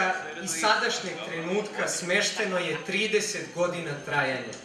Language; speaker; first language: Serbian; native; Serbian